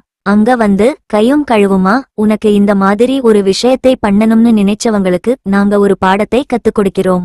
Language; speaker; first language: Tamil; native; Tamil